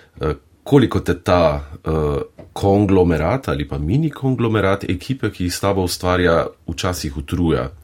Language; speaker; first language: Slovenian; native; Slovenian